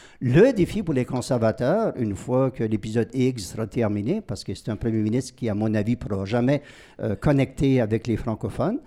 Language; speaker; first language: French; native; French